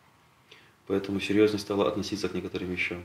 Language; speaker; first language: Russian; native; Russian